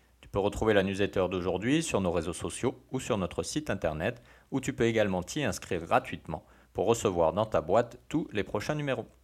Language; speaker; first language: French; native; French